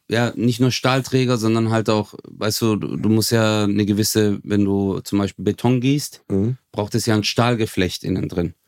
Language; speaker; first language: German; early bilingual, other home language; Turkish